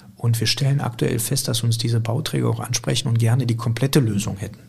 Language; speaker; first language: German; native; German